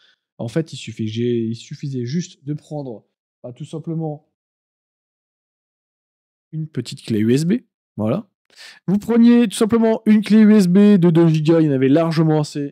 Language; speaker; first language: French; native; French